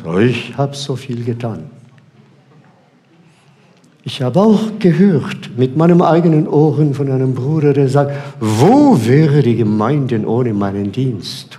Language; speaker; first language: German; non-native, fluent; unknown